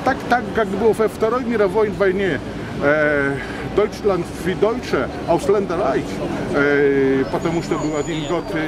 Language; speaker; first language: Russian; non-native, learner; Polish